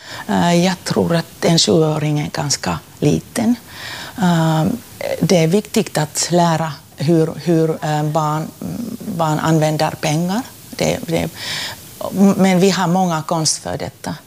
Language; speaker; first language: Swedish; non-native, local second language; Finnish